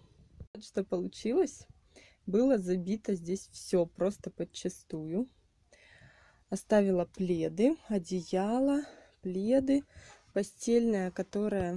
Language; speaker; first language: Russian; native; Russian